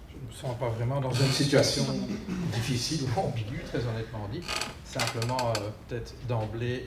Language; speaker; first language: French; native; French